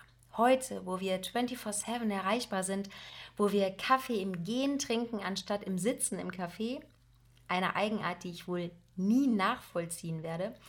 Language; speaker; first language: German; native; German